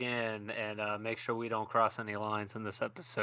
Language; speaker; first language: English; native; English